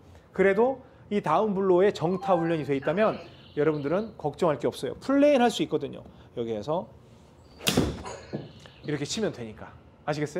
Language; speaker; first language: Korean; native; Korean